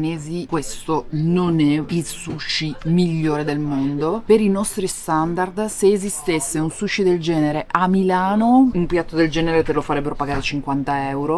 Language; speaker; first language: Italian; native; Italian